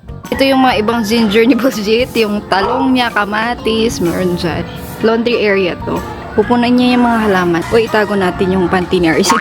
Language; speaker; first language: Filipino; native; Filipino